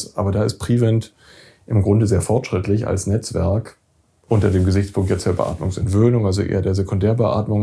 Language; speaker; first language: German; native; German